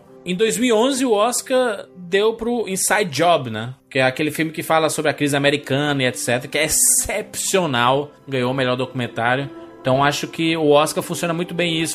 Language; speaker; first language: Portuguese; native; Portuguese